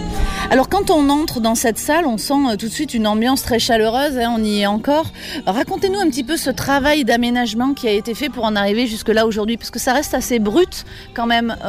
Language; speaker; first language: French; native; French